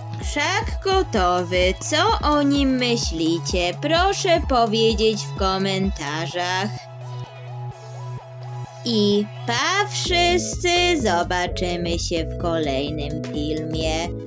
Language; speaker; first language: Polish; early bilingual, heritage; Polish